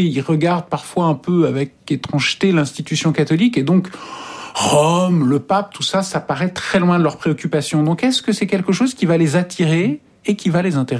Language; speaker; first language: French; native; French